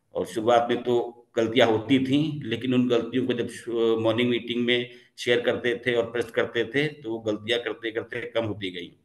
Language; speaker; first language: Hindi; native; Hindi